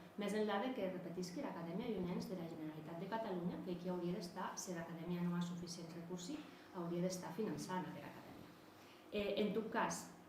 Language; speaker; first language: Catalan; non-native, local second language; Occitan